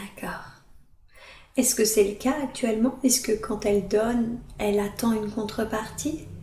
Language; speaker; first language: French; native; French